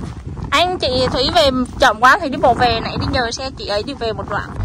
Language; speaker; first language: Vietnamese; native; Vietnamese